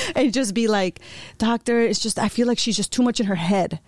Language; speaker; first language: English; early bilingual, other home language; Spanish